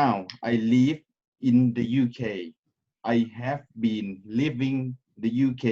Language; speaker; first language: English; non-native, learner; Thai